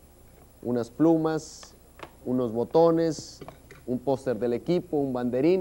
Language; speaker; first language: Spanish; native; Spanish